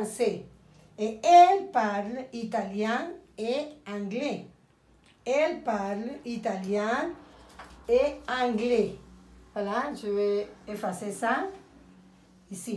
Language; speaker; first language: French; non-native, fluent; Spanish